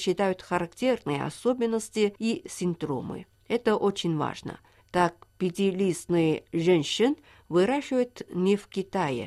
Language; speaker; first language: Russian; non-native, fluent; Chinese